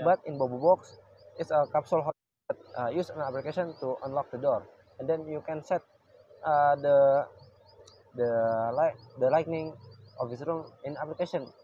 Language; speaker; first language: English; non-native, learner; Indonesian